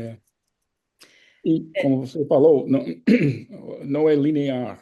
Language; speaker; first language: Portuguese; non-native, fluent; English